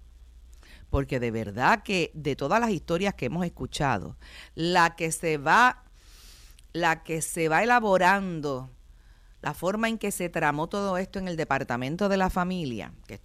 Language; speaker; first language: Spanish; native; Spanish